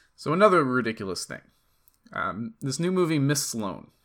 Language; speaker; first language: English; native; English